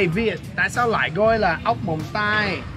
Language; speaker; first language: Vietnamese; non-native, fluent; English